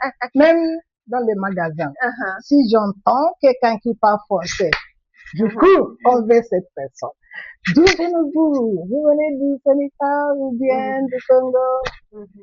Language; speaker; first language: French; non-native, fluent; Igbo